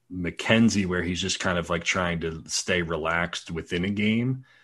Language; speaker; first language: English; native; English